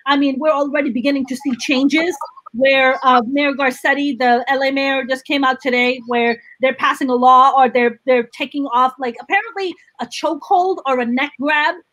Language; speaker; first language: English; non-native, local second language; Urdu